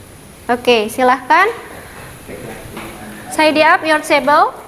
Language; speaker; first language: English; non-native, learner; Indonesian